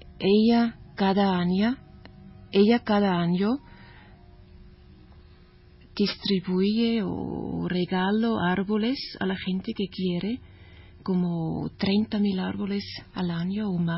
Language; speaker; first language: Spanish; non-native, learner; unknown